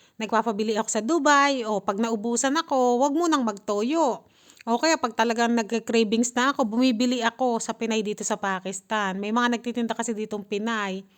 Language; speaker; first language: Filipino; native; Filipino